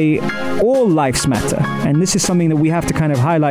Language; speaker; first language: English; native; English